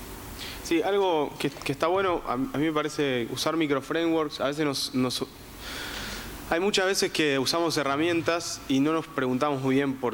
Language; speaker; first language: Spanish; native; Spanish